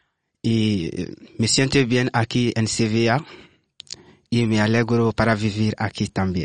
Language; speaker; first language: Spanish; non-native, learner; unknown